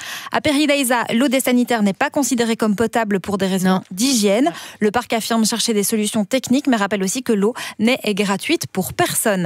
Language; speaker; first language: French; native; French